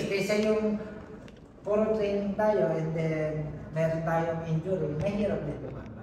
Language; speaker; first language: Filipino; native; Filipino